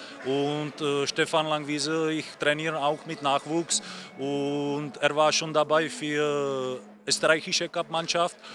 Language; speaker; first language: German; non-native, learner; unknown